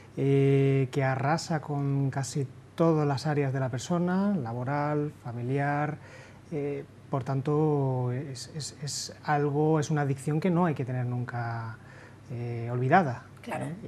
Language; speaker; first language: Spanish; native; Spanish